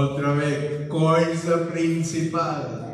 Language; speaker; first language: Portuguese; non-native, learner; English